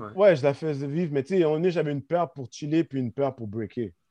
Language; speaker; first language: French; native; French